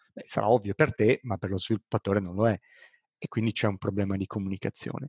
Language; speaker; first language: Italian; native; Italian